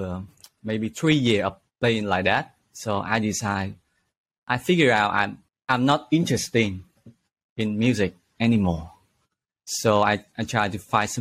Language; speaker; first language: English; non-native, learner; Vietnamese